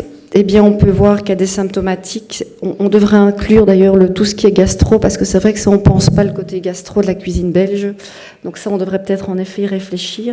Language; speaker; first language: French; native; French